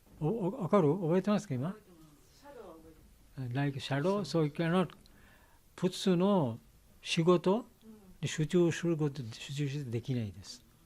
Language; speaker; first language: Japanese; non-native, learner; Bangla